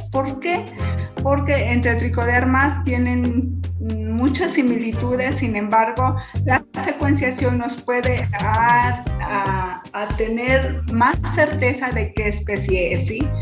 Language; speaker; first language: Spanish; native; Spanish